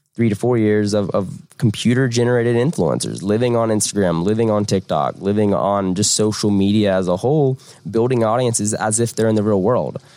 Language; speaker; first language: English; native; English